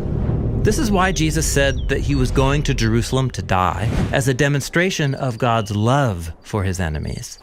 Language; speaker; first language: English; native; English